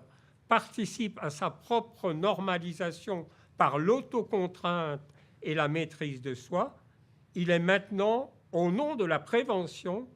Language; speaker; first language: French; native; French